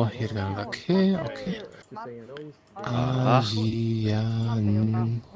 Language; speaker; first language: Japanese; non-native, learner; Spanish